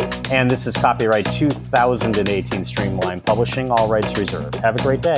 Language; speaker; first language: English; native; English